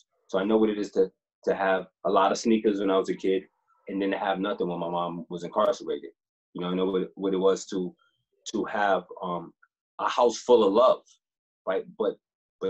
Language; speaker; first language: English; native; English